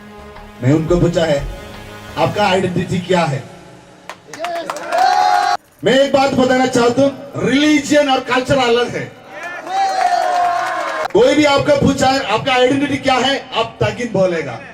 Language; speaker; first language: Hindi; non-native, fluent; Malayalam